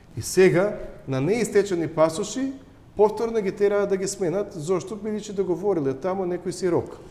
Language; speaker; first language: Macedonian; native; Macedonian